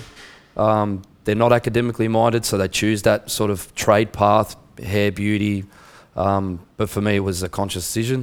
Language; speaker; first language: English; native; English